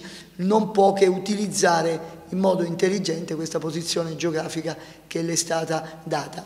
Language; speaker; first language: Italian; native; Italian